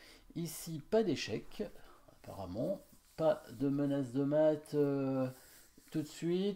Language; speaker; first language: French; native; French